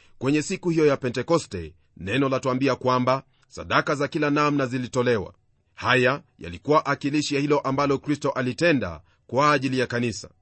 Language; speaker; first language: Swahili; non-native, local second language; Luyia